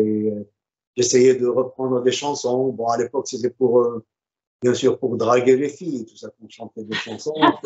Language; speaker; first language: French; non-native, local second language; Arabic